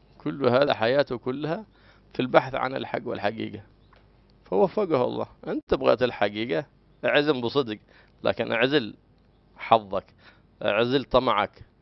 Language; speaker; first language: Arabic; native; Arabic